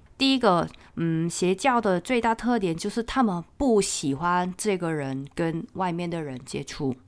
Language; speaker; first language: Chinese; non-native, fluent; Korean